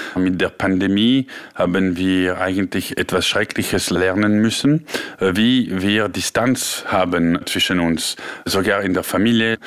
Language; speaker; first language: German; non-native, local second language; French